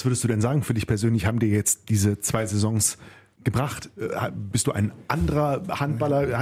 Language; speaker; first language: German; native; German